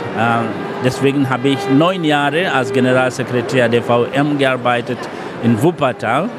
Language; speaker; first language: German; non-native, fluent; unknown